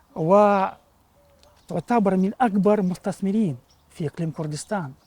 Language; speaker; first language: Arabic; non-native, fluent; Russian